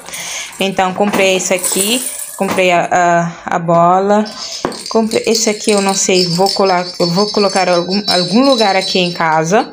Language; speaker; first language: Portuguese; non-native, local second language; Kabuverdianu